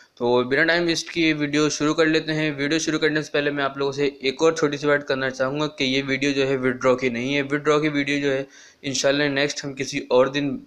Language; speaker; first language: Urdu; non-native, local second language; Punjabi